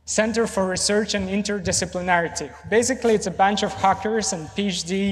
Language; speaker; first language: English; non-native, fluent; Romanian